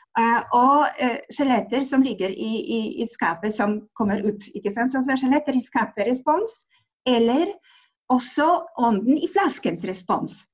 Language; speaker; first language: Norwegian; non-native, fluent; Polish